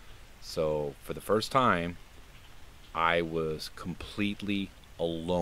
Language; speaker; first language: English; native; English